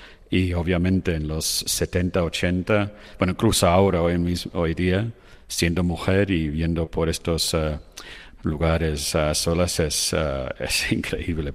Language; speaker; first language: Spanish; non-native, fluent; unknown